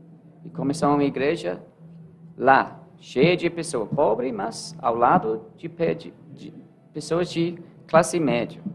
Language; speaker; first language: Portuguese; non-native, learner; English